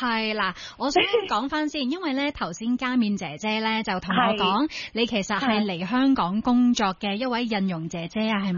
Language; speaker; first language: Cantonese; native; Cantonese